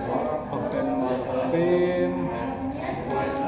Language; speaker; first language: English; non-native, learner; Indonesian